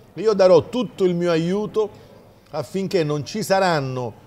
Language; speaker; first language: Italian; native; Italian